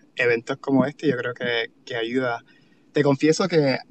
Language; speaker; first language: Spanish; native; Spanish